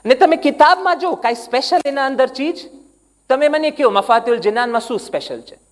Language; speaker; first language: Gujarati; non-native, learner; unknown